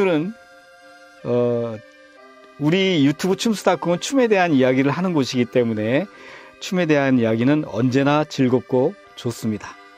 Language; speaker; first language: Korean; native; Korean